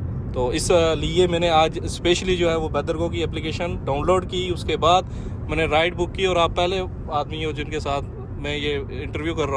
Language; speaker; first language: Hindi; native; Hindi